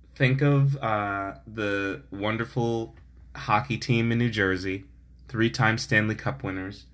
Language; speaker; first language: English; native; English